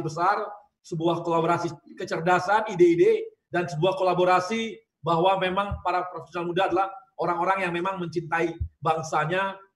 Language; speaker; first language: Indonesian; native; Indonesian